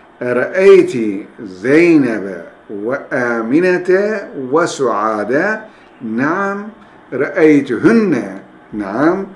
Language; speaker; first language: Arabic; non-native, fluent; Turkish